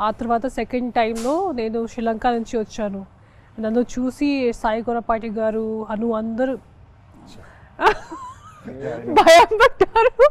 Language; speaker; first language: Telugu; non-native, fluent; Hindi